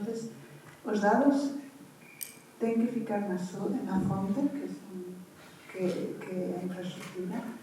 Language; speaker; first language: Portuguese; non-native, fluent; Spanish